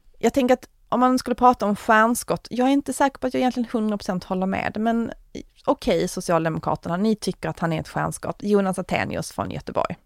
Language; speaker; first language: Swedish; native; Swedish